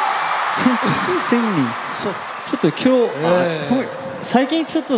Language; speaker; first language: Japanese; non-native, learner; Korean